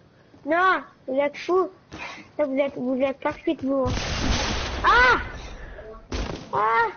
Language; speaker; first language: French; native; French